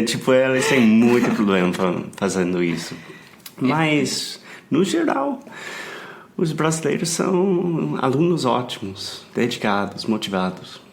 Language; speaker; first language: Portuguese; non-native, fluent; English